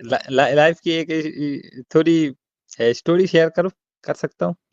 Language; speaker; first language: Hindi; non-native, learner; Bangla